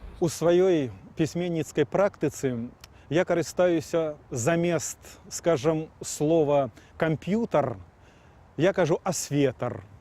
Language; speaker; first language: Belarusian; native; Belarusian